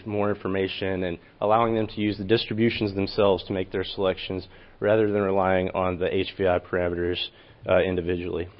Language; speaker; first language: English; native; English